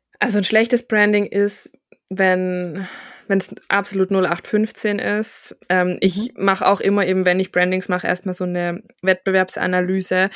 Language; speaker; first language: German; native; German